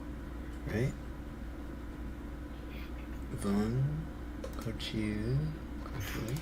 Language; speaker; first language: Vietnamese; non-native, learner; English